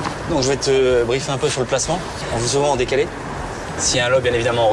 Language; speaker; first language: French; native; French